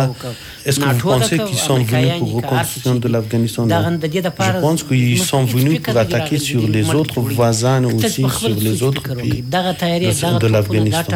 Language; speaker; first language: French; non-native, fluent; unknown